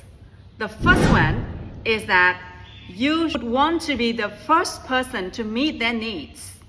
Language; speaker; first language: English; non-native, fluent; Vietnamese